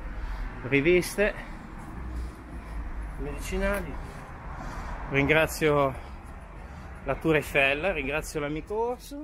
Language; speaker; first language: Italian; native; Italian